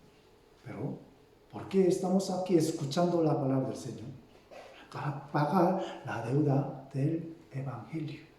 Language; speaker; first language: Spanish; non-native, fluent; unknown